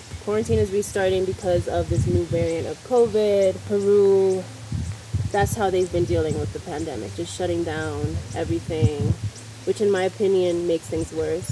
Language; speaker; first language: English; native; English